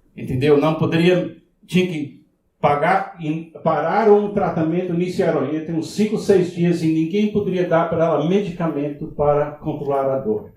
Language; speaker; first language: Portuguese; non-native, fluent; English